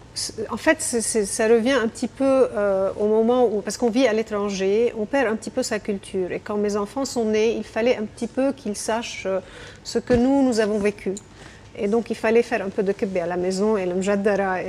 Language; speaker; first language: French; non-native, local second language; Arabic